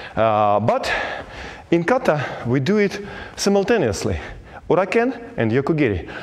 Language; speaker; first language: English; non-native, fluent; Belarusian